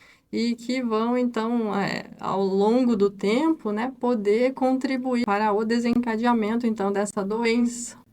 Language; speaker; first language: Portuguese; native; Portuguese